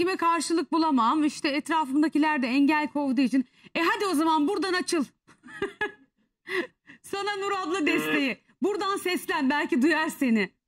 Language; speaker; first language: Turkish; native; Turkish